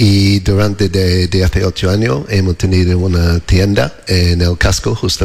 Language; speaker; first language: Spanish; non-native, learner; English